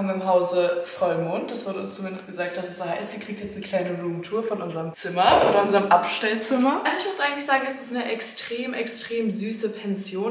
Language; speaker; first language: German; native; German